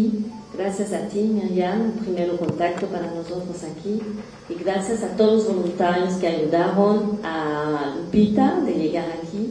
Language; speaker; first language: Spanish; non-native, fluent; French